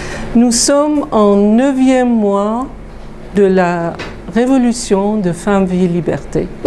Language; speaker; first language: French; non-native, fluent; Persian